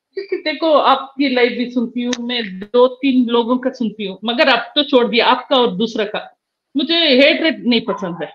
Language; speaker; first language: Hindi; non-native, local second language; Kannada